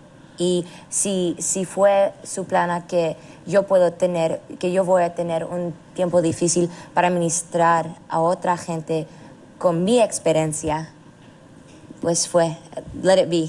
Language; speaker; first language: Spanish; non-native, learner; English